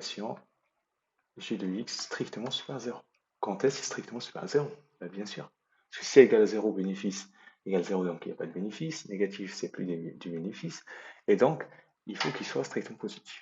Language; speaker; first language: French; native; French